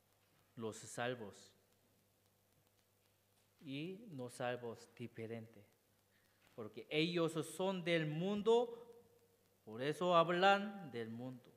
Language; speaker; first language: Spanish; non-native, learner; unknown